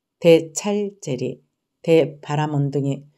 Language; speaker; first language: Korean; native; Korean